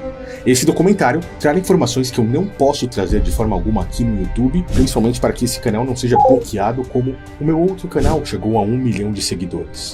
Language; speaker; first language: Portuguese; native; Portuguese